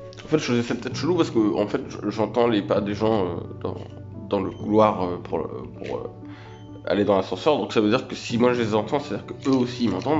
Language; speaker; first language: French; native; French